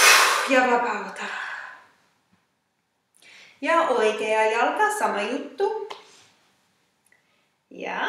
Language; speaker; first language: Finnish; non-native, fluent; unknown